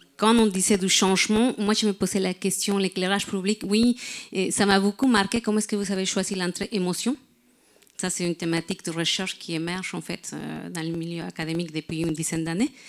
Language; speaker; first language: French; non-native, fluent; Spanish